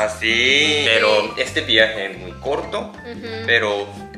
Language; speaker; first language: Spanish; non-native, learner; Japanese